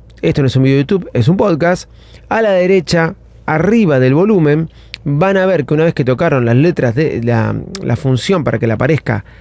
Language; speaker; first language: Spanish; native; Spanish